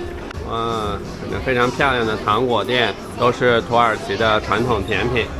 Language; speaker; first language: Chinese; native; Chinese